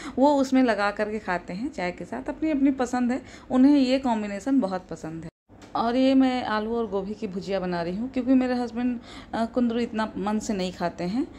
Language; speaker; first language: Hindi; native; Hindi